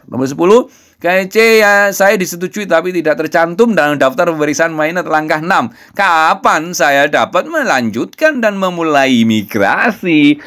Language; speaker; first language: Indonesian; non-native, local second language; Javanese